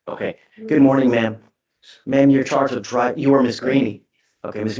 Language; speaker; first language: English; native; English